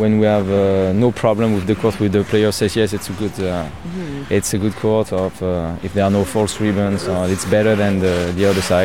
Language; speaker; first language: English; non-native, learner; French